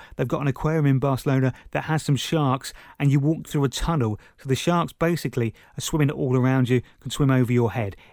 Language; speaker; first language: English; native; English